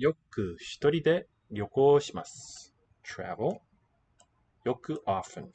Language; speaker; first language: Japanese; non-native, learner; English